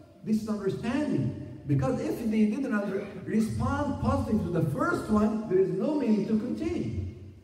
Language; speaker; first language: English; non-native, fluent; Arabic